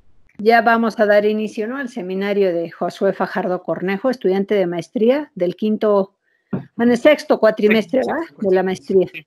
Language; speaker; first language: Spanish; native; Spanish